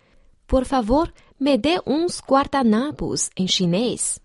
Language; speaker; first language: Portuguese; non-native, fluent; Chinese